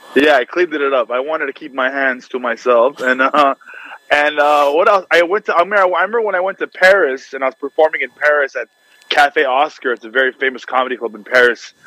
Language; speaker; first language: English; native; English